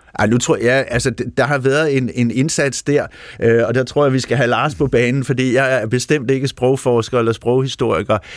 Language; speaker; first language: Danish; native; Danish